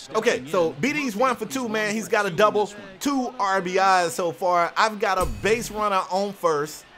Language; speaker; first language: English; native; English